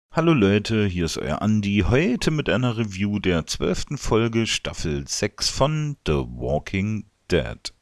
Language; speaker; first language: German; native; German